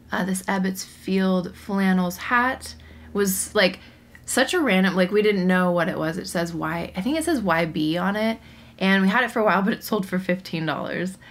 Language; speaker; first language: English; native; English